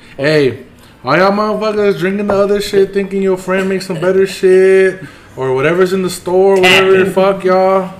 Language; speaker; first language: English; early bilingual, other home language; Spanish